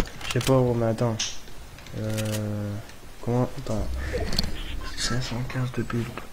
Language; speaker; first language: French; native; French